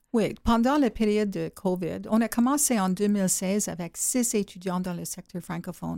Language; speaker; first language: French; non-native, learner; English